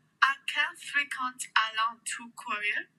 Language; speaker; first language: French; non-native, learner; English